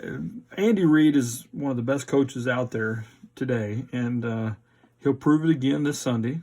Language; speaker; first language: English; native; English